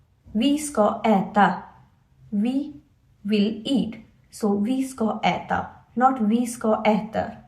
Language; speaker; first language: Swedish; non-native, fluent; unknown